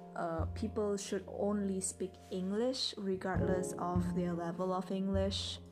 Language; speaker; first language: English; non-native, fluent; Indonesian